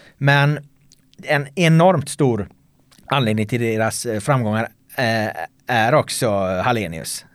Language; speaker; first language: Swedish; native; Swedish